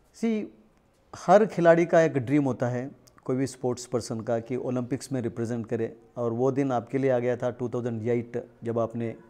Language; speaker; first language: Hindi; non-native, local second language; Telugu